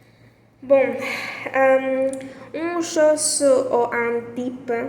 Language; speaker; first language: French; non-native, learner; Spanish